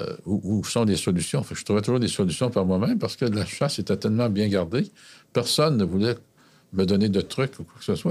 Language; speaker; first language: French; native; French